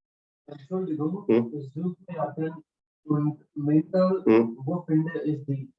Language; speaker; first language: German; non-native, learner; Hindi